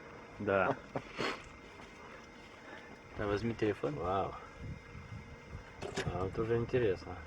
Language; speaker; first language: Russian; native; Russian